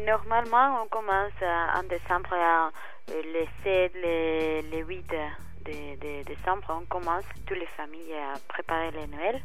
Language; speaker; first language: French; non-native, learner; Spanish